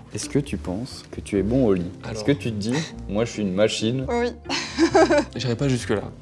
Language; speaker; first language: French; native; French